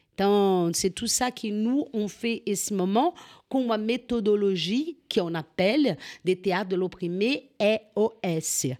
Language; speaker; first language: French; non-native, fluent; Portuguese